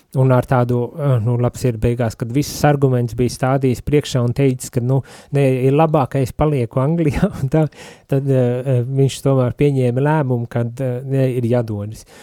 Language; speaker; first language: Latvian; native; Latvian